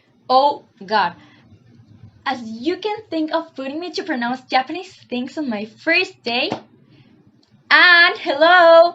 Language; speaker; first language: English; non-native, learner; Spanish